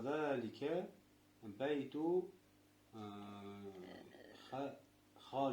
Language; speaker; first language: Arabic; non-native, learner; Russian